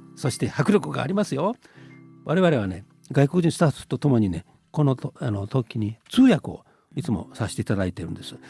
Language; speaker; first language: Japanese; native; Japanese